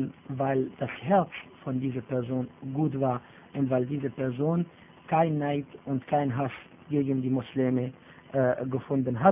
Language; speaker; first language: German; non-native, fluent; Arabic